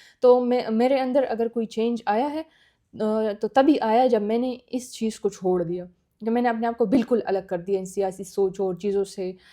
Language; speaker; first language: Urdu; non-native, local second language; Pashto